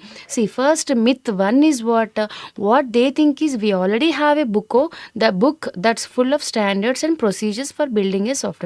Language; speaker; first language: English; non-native, local second language; Telugu